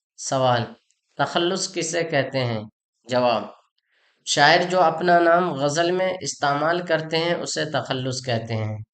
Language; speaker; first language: Urdu; native; Urdu